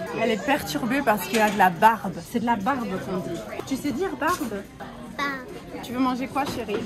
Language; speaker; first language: French; native; French